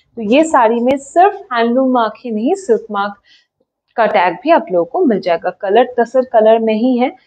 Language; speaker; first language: Hindi; non-native, local second language; Bangla